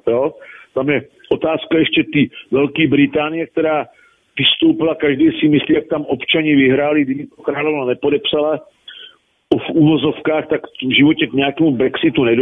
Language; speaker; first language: Czech; native; Czech